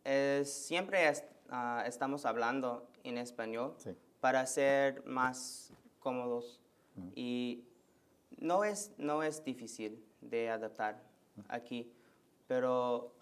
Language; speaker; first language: Spanish; early bilingual, heritage; Spanish